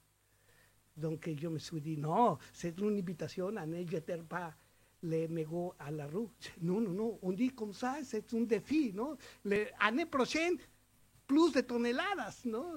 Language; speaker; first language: French; non-native, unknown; Spanish